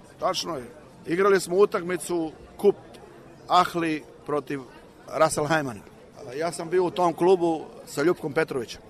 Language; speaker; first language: Serbian; native; Serbian